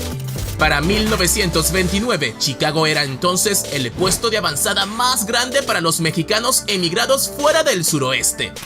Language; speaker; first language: Spanish; native; Spanish